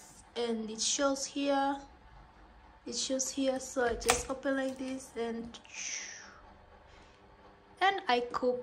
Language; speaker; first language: English; non-native, local second language; Swahili